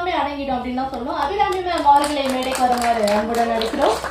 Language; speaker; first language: Tamil; native; Tamil